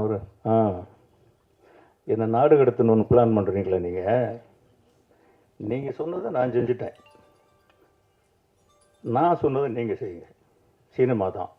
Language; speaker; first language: Tamil; native; Tamil